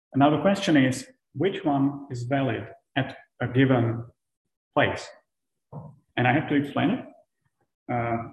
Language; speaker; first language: English; non-native, fluent; Czech